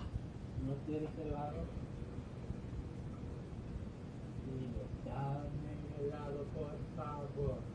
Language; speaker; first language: Spanish; non-native, learner; English